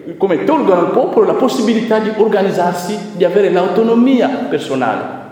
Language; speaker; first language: Italian; non-native, fluent; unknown